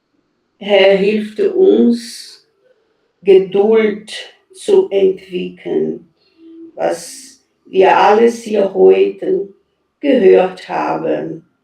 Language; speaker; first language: German; non-native, fluent; Portuguese